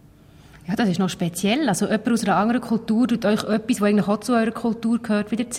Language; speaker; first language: German; native; German